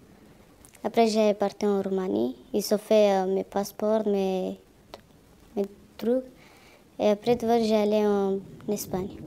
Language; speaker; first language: French; non-native, learner; Romanian